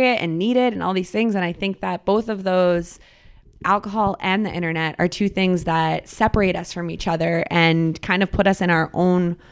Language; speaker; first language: English; native; English